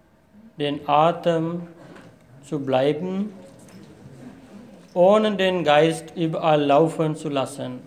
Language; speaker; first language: German; non-native, fluent; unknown